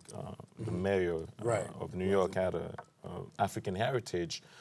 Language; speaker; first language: English; non-native, fluent; French